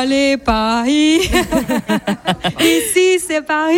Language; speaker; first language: French; non-native, fluent; Portuguese